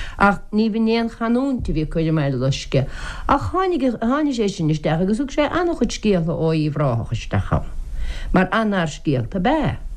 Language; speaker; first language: Irish; native; Irish